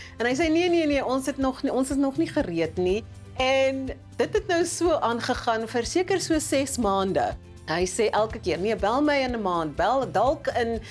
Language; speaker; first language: Afrikaans; non-native, local second language; Northern Sotho